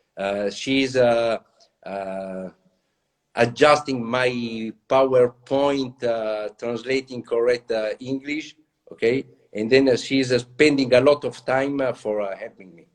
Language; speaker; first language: English; non-native, learner; Italian